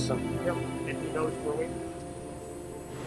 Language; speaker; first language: English; native; English